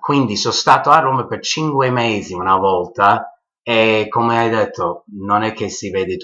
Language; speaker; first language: Italian; early bilingual, heritage; English